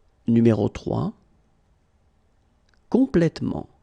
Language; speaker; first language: French; native; French